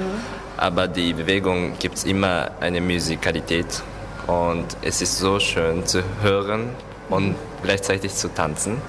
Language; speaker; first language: German; non-native, learner; Japanese